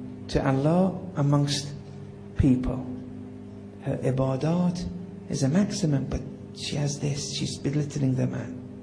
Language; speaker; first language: English; native; English